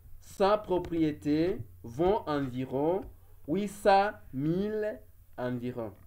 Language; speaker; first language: French; non-native, local second language; Kinyarwanda